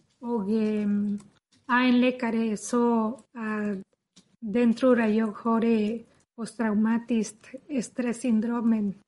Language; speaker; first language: Swedish; non-native, learner; Spanish